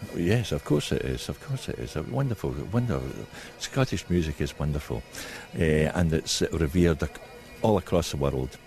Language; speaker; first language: English; native; English